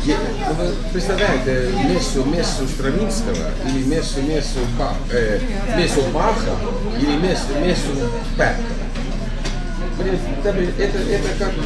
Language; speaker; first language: Russian; non-native, fluent; Estonian